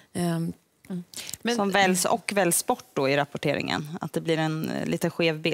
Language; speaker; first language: Swedish; native; Swedish